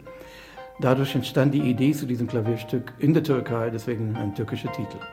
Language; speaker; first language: German; non-native, fluent; English